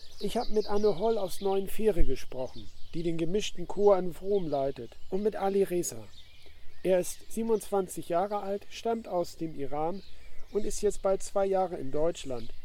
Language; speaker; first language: German; native; German